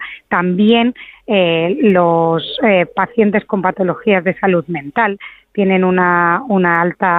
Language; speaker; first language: Spanish; native; Spanish